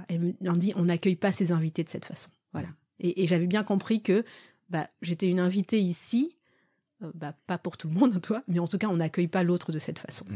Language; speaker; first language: French; early bilingual, other home language; Malagasy